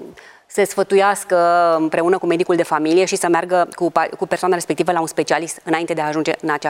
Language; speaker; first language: Romanian; native; Romanian